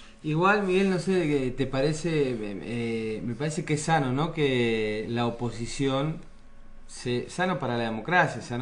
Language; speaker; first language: Spanish; native; Spanish